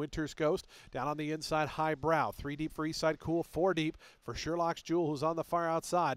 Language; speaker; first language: English; native; English